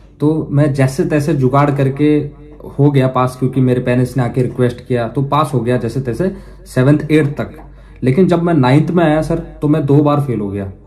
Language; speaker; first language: Hindi; native; Hindi